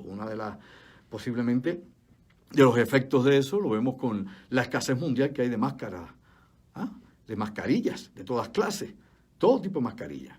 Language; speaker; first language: Spanish; native; Spanish